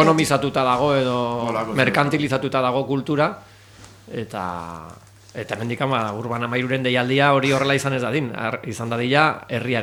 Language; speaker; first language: Basque; native; Basque